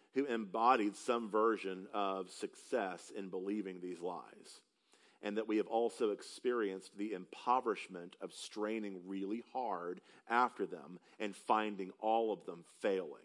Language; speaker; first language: English; native; English